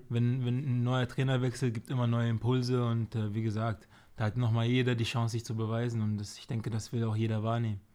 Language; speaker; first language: German; native; German